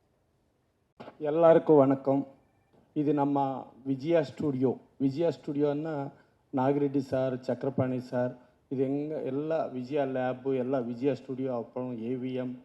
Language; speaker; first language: Tamil; non-native, learner; Telugu